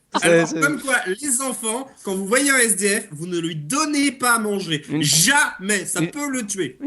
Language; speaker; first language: French; native; French